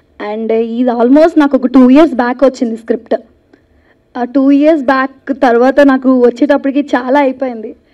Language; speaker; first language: Telugu; native; Telugu